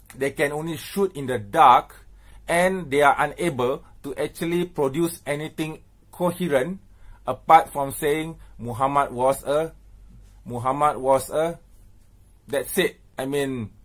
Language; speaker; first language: English; non-native, local second language; Malay